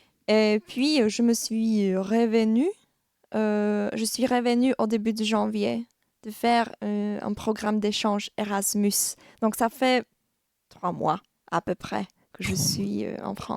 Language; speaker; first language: French; non-native, fluent; Slovak